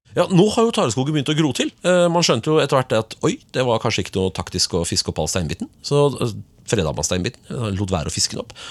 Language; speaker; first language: Norwegian; native; Norwegian